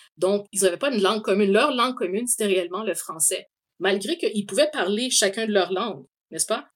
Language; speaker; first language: French; native; French